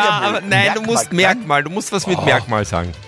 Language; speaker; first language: German; native; German